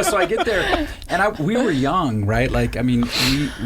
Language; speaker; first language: English; native; English